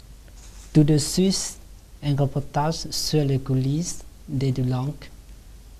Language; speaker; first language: French; non-native, learner; Lao